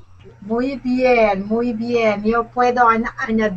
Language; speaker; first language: Spanish; non-native, learner; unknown